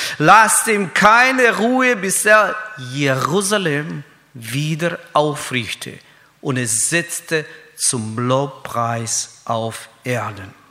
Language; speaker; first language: German; non-native, fluent; Russian